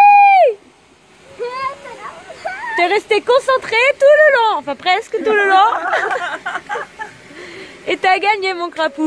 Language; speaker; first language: French; native; French